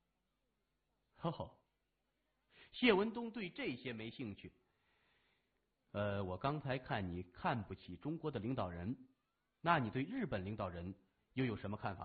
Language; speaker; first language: Chinese; native; Chinese